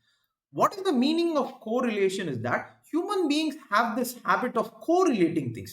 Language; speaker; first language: English; non-native, local second language; Tamil